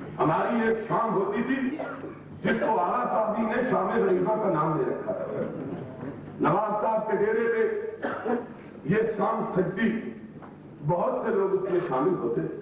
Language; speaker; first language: Urdu; non-native, local second language; Punjabi